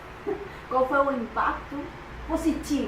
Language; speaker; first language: Portuguese; non-native, fluent; Spanish